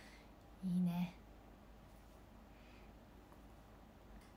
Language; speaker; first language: Japanese; native; Japanese